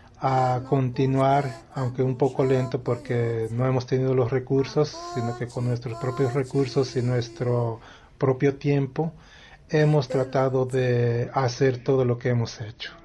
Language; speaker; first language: Spanish; non-native, local second language; Nahuatl languages